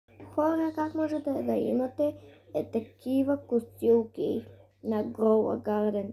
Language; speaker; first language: Bulgarian; early bilingual, heritage; Bulgarian